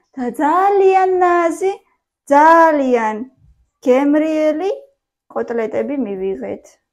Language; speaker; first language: Georgian; native; Georgian